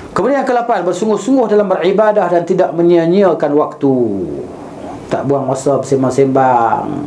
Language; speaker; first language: Malay; native; Malay